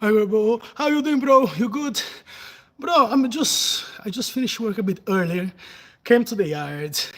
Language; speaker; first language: English; non-native, fluent; Portuguese